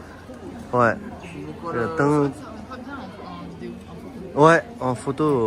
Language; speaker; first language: French; non-native, learner; Chinese